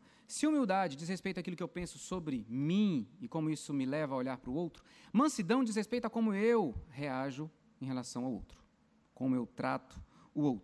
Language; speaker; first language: Portuguese; native; Portuguese